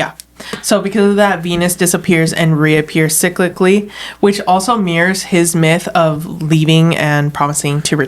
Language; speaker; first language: English; native; English